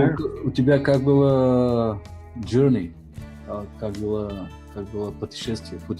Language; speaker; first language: Russian; non-native, learner; Bulgarian